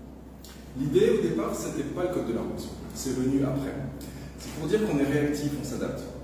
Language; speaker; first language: French; native; French